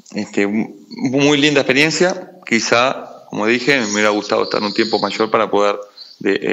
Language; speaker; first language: Spanish; native; Spanish